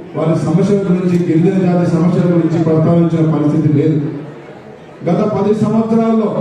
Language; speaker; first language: Telugu; non-native, local second language; Lambadi